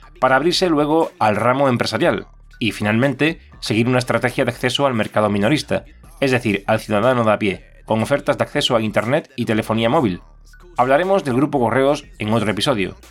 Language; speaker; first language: Spanish; native; Spanish